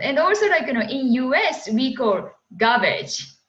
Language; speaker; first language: English; non-native, fluent; Japanese